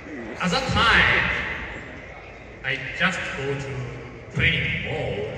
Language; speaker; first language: English; non-native, learner; Japanese